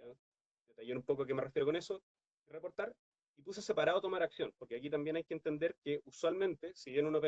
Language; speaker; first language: Spanish; native; Spanish